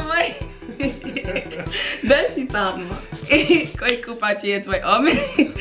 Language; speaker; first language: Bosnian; non-native, learner; English